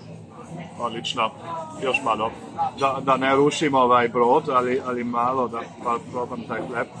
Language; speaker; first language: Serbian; non-native, fluent; German